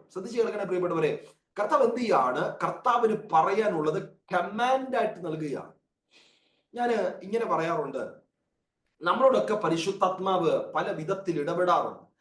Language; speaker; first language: Malayalam; early bilingual, heritage; Malayalam